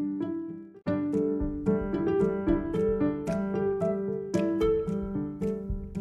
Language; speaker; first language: English; native; English